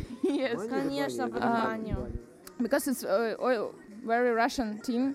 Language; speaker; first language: English; non-native, learner; Russian